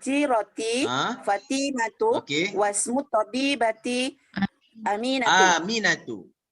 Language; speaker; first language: Arabic; non-native, learner; Malay